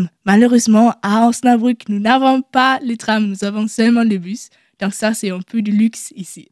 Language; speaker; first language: French; non-native, learner; German